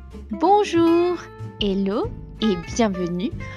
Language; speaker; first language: French; native; French